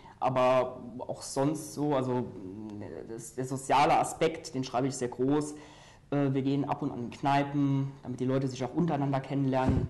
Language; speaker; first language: German; native; German